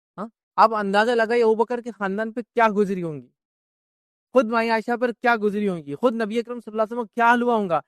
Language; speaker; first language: Urdu; native; Urdu